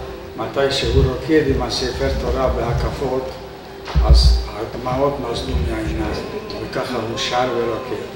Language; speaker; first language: Hebrew; non-native, fluent; Hungarian